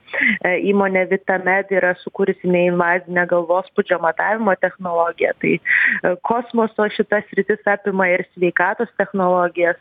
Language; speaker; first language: Lithuanian; native; Lithuanian